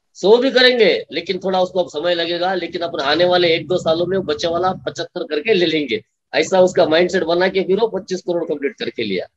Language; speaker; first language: Hindi; non-native, local second language; Marathi